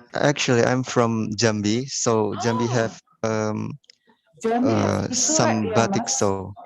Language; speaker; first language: English; non-native, learner; Indonesian